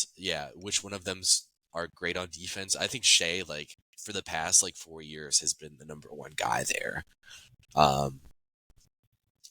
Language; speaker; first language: English; native; English